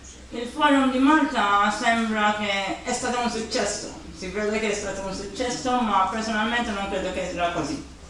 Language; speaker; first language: Italian; non-native, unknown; Maltese